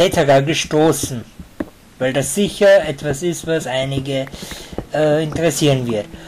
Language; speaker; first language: German; native; German